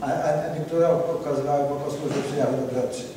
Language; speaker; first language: Polish; native; Polish